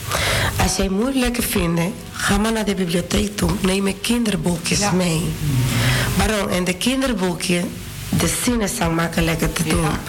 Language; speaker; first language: Dutch; non-native, fluent; Spanish